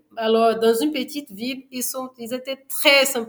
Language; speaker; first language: French; non-native, fluent; Portuguese